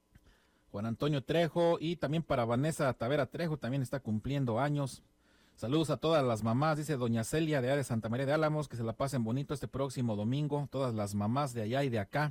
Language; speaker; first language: Spanish; native; Spanish